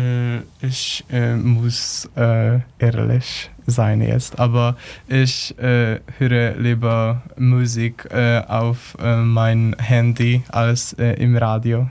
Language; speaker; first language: German; non-native, learner; Polish